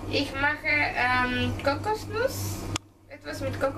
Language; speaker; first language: German; non-native, learner; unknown